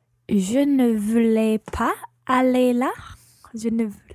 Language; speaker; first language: French; non-native, learner; English